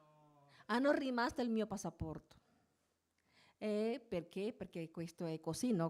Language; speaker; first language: Italian; non-native, learner; Spanish